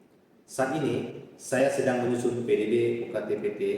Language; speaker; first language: Indonesian; native; Indonesian